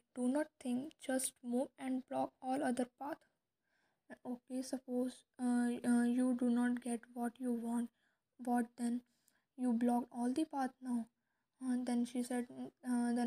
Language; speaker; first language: English; non-native, local second language; Hindi